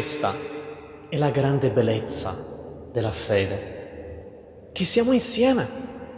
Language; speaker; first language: Italian; non-native, fluent; Portuguese